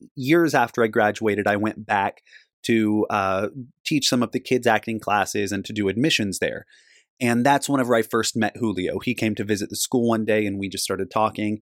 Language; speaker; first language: English; native; English